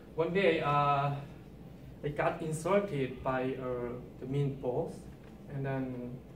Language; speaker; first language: English; non-native, learner; Korean